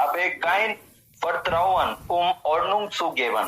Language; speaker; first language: German; non-native, learner; Hindi